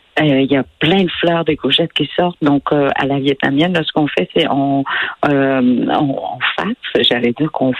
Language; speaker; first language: French; early bilingual, other home language; Vietnamese